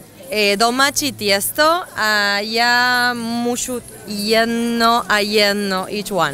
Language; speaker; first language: Czech; non-native, learner; Spanish